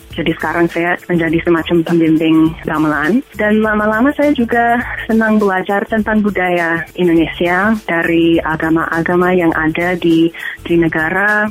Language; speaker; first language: Indonesian; non-native, fluent; English